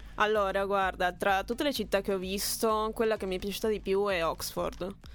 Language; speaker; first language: Italian; early bilingual, other home language; Spanish